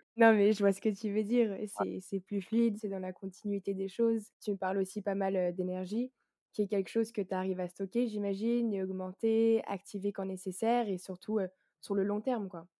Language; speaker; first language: French; native; French